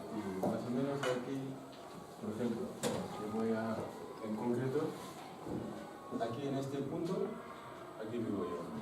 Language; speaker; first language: Spanish; non-native, fluent; Fula